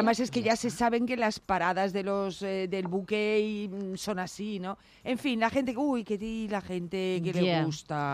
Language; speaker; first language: Spanish; native; Spanish